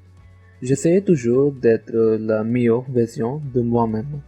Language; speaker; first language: French; non-native, learner; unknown